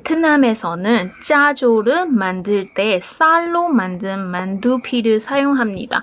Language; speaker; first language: Korean; non-native, learner; Burmese